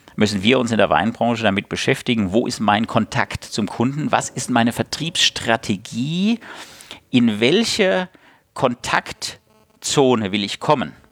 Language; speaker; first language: German; native; German